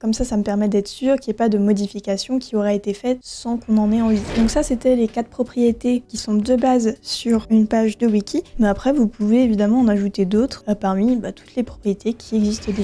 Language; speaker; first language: French; native; French